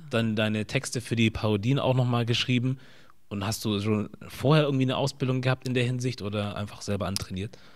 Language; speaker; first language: German; native; German